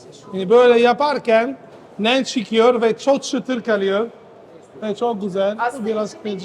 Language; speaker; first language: Turkish; non-native, fluent; Italian